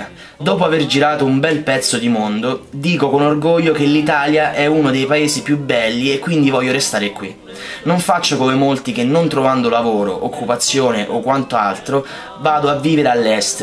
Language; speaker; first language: Italian; native; Italian